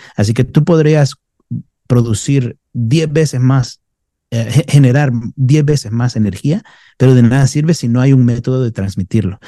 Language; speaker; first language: Spanish; native; Spanish